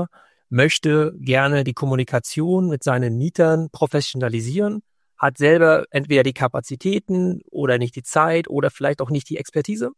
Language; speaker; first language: German; native; German